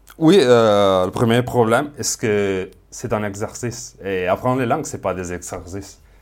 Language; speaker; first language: French; non-native, fluent; Spanish